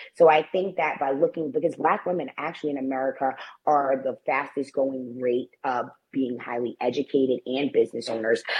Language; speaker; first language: English; native; English